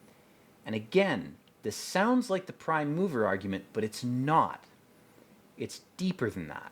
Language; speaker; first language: English; native; English